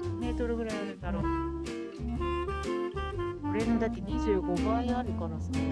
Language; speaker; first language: Japanese; native; Japanese